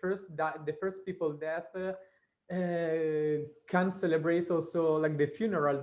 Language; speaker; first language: English; non-native, fluent; Italian